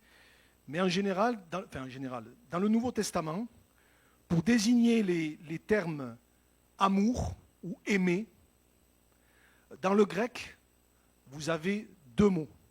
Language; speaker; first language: French; native; French